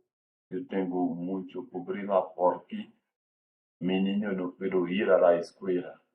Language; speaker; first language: Spanish; non-native, learner; French